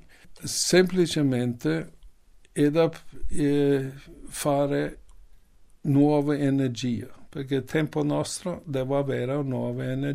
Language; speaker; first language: Italian; non-native, learner; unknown